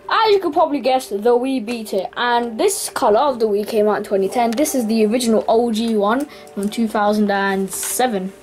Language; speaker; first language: English; native; English